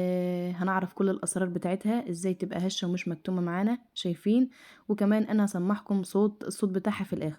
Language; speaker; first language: Arabic; native; Arabic